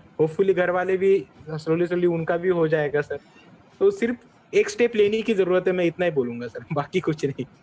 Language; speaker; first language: Hindi; non-native, local second language; Marathi